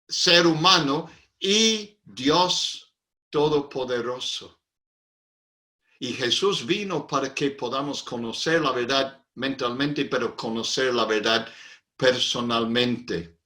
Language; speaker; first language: Spanish; non-native, fluent; English